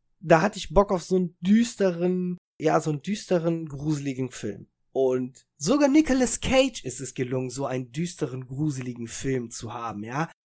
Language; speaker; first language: German; early bilingual, other home language; Italian